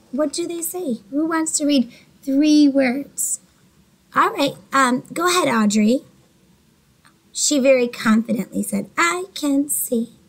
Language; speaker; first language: English; native; English